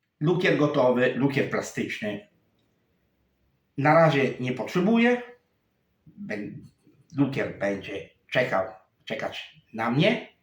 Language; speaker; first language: Polish; non-native, fluent; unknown